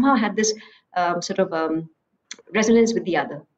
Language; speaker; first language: English; non-native, local second language; Assamese